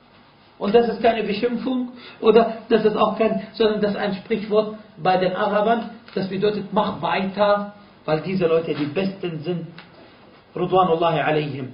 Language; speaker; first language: German; non-native, fluent; Arabic